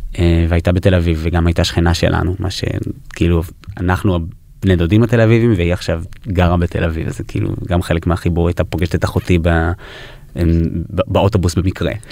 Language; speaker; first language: Hebrew; early bilingual, heritage; Hebrew